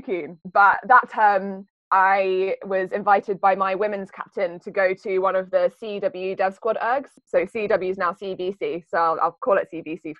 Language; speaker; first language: English; native; English